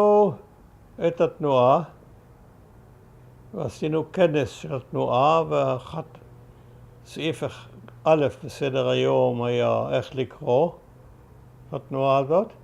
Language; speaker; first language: Hebrew; early bilingual, other home language; German